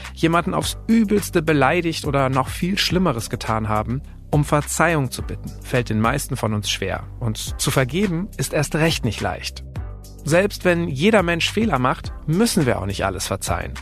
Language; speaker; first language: German; native; German